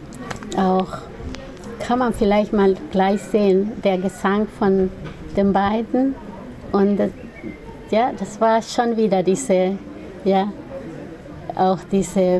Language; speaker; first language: German; non-native, fluent; Spanish